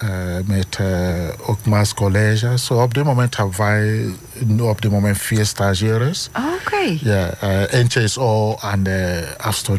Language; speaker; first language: Dutch; non-native, learner; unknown